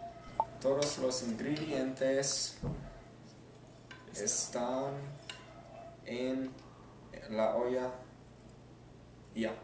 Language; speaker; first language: Spanish; non-native, learner; English